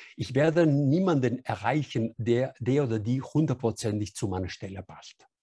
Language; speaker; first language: German; non-native, fluent; Spanish